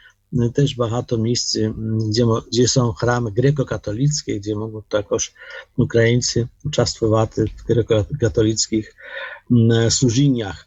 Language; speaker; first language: Polish; non-native, learner; Ukrainian